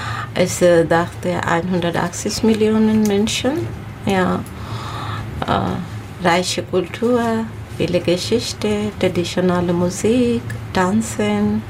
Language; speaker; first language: German; non-native, learner; Bangla